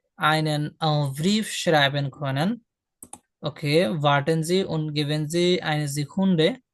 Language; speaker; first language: German; non-native, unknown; Bangla